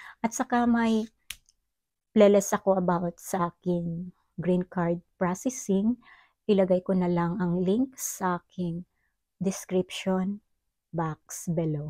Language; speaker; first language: Filipino; non-native, local second language; Cebuano